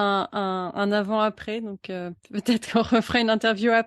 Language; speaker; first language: French; native; French